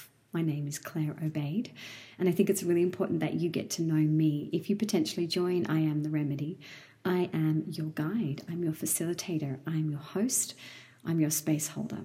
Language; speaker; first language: English; native; English